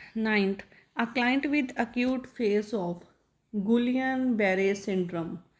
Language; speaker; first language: English; non-native, local second language; Punjabi